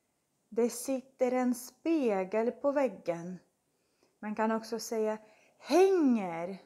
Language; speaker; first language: Swedish; non-native, fluent; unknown